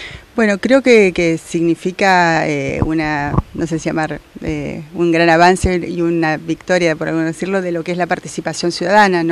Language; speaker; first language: Spanish; native; Spanish